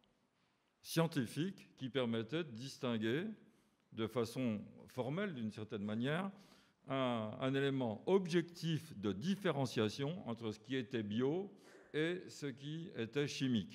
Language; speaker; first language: French; native; French